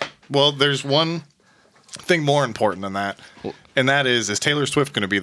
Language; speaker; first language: English; native; English